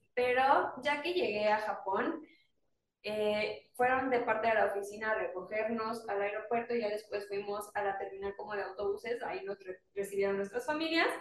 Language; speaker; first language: Spanish; native; Spanish